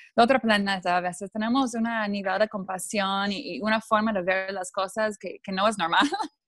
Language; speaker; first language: Spanish; non-native, fluent; English